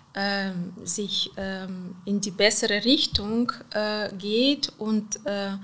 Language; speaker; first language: German; non-native, fluent; Romanian